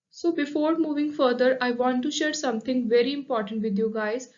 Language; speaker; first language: English; non-native, local second language; Punjabi